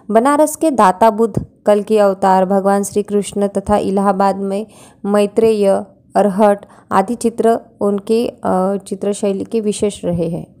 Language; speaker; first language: Hindi; non-native, local second language; Marathi